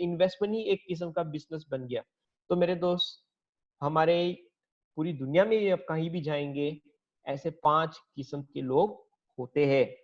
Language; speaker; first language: Hindi; native; Hindi